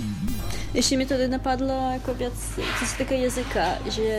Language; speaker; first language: Czech; non-native, fluent; Ukrainian